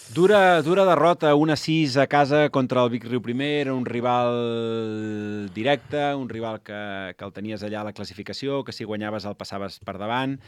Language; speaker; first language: Catalan; native; Catalan